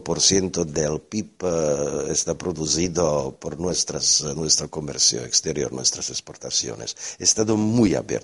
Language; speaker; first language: Spanish; non-native, fluent; Slovak